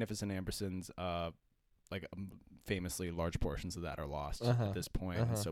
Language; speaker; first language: English; native; English